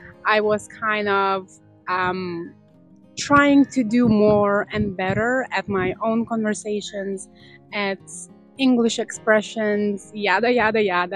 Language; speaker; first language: English; non-native, fluent; Lithuanian